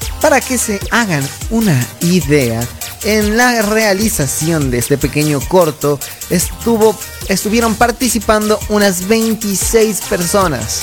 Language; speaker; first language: Spanish; native; Spanish